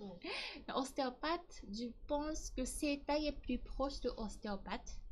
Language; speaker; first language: French; non-native, learner; Japanese